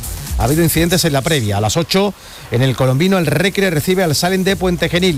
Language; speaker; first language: Spanish; native; Spanish